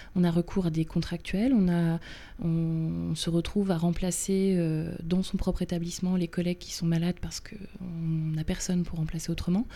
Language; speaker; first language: French; native; French